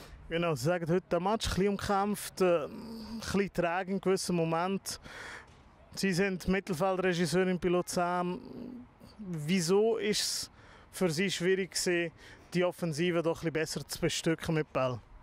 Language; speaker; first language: German; native; German